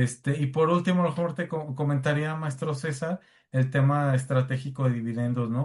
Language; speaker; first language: Spanish; native; Spanish